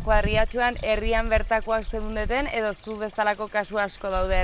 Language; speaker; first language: Basque; native; Basque